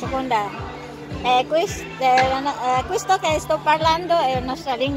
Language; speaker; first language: Italian; non-native, fluent; Filipino